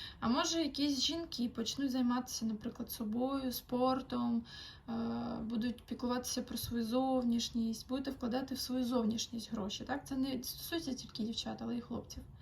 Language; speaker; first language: Ukrainian; non-native, local second language; Russian